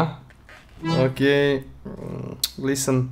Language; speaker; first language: English; non-native, learner; Russian